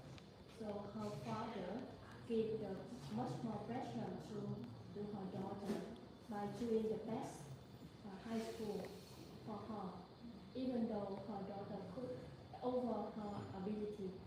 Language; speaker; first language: English; non-native, learner; Vietnamese